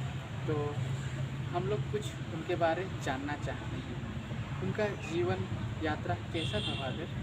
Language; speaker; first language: Hindi; non-native, local second language; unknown